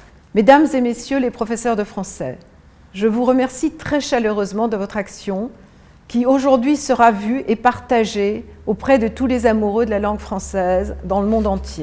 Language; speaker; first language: French; native; French